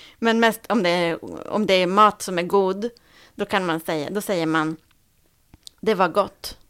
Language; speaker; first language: Swedish; native; Swedish